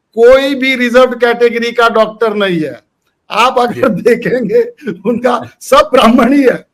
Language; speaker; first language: Hindi; non-native, local second language; Marathi